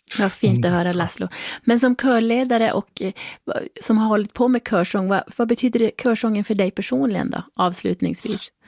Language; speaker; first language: Swedish; native; Swedish